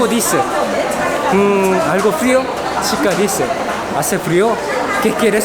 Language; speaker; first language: Spanish; non-native, fluent; Korean